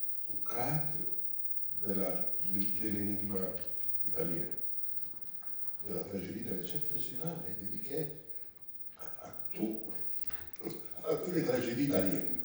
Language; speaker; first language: French; non-native, learner; Italian